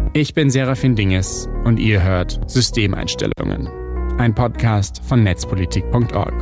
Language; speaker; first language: German; native; German